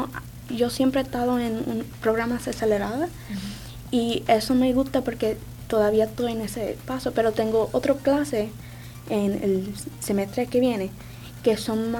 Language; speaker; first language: Spanish; early bilingual, other home language; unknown